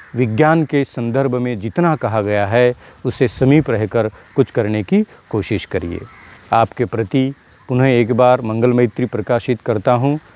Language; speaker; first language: Hindi; non-native, local second language; Marathi